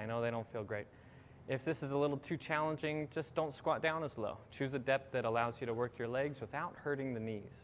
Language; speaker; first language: English; native; English